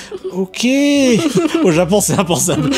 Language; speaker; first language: French; native; French